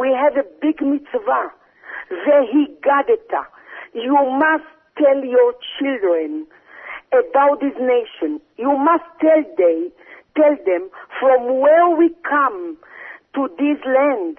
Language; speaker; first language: English; early bilingual, other home language; Arabic